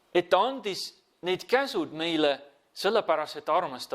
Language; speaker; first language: Estonian; non-native, fluent; English